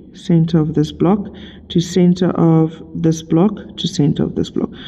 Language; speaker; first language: English; non-native, local second language; Afrikaans